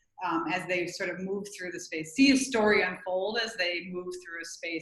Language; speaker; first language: English; native; English